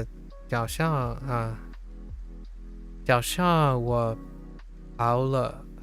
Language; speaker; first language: Chinese; non-native, learner; English